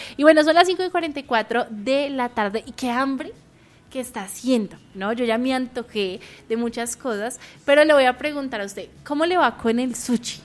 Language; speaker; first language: Spanish; native; Spanish